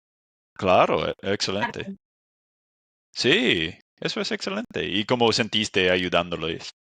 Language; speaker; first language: Spanish; non-native, fluent; English